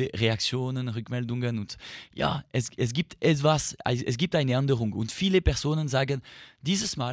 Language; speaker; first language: German; non-native, learner; French